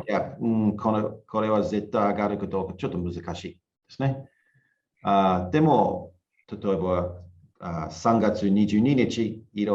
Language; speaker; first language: Japanese; non-native, learner; English